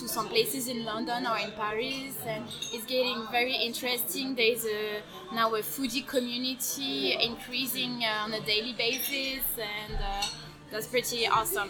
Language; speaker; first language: English; non-native, fluent; French